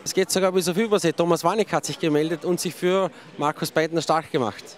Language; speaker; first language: German; native; German